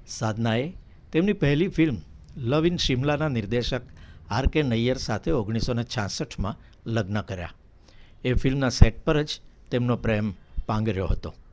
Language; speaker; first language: Gujarati; native; Gujarati